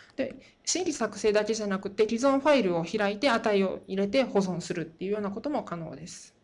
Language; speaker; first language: Japanese; native; Japanese